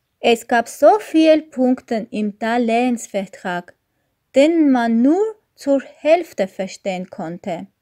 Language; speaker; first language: German; non-native, learner; Armenian